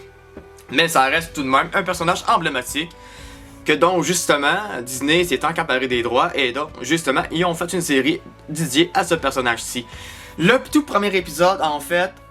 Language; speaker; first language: French; native; French